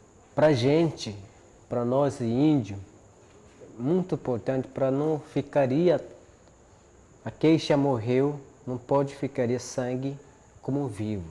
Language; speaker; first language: Portuguese; non-native, local second language; Yanomámi